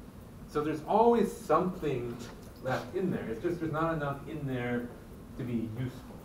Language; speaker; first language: English; native; English